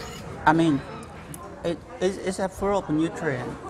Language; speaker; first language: English; non-native, fluent; Korean